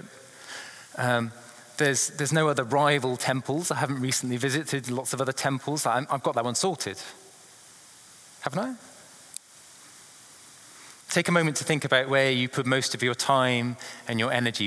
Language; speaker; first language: English; native; English